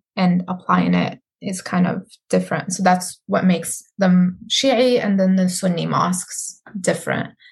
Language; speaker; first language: English; non-native, fluent; Arabic